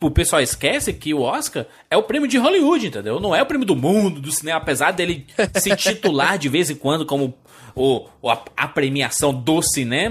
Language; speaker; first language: Portuguese; native; Portuguese